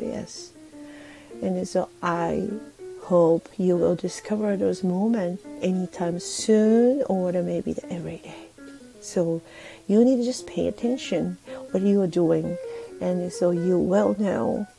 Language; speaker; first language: English; non-native, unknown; Japanese